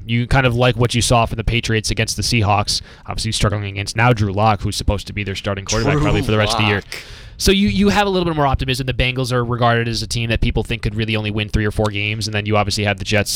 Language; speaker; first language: English; native; English